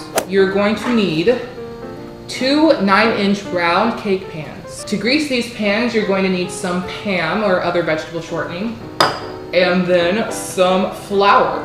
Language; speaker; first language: English; native; English